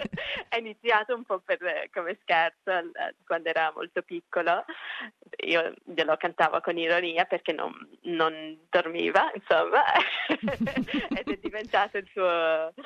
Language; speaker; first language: Italian; early bilingual, heritage; Italian